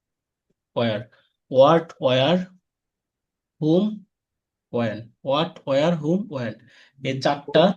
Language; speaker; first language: English; non-native, learner; Bangla